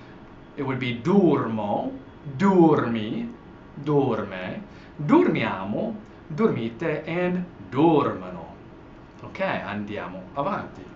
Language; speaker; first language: Italian; non-native, fluent; English